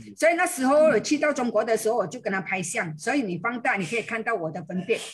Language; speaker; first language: Chinese; native; Chinese